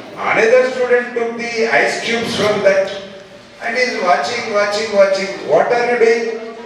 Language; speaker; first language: English; non-native, local second language; Telugu